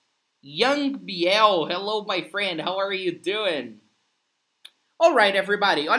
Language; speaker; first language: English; non-native, fluent; Portuguese